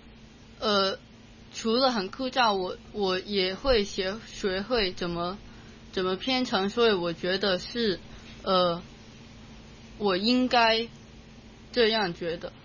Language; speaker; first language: Chinese; non-native, local second language; Cantonese